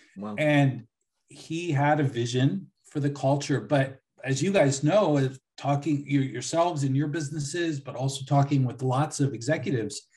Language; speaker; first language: English; native; English